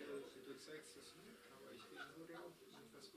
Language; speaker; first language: German; non-native, learner; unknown